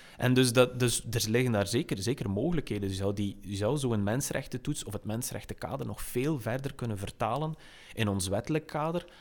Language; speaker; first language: Dutch; native; Dutch